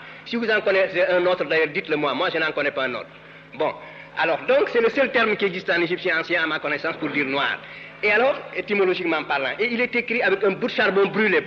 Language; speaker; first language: French; non-native, local second language; Wolof